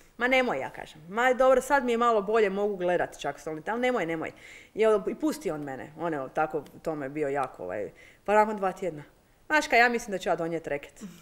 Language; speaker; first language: Croatian; native; Croatian